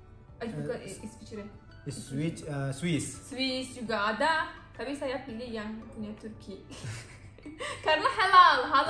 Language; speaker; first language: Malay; non-native, learner; Turkish